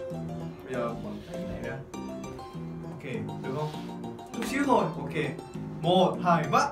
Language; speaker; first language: Vietnamese; non-native, fluent; Korean